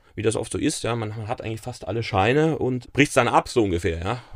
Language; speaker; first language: German; native; German